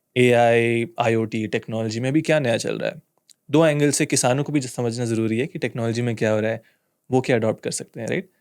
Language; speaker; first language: Hindi; native; Hindi